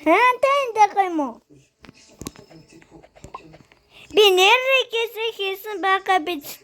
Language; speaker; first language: Mongolian; early bilingual, heritage; Mongolian